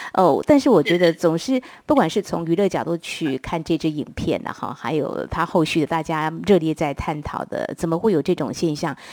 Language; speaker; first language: Chinese; non-native, local second language; Min Nan Chinese